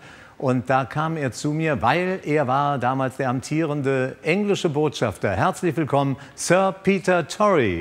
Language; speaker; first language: German; native; German